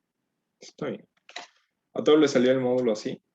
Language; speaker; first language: Spanish; native; Spanish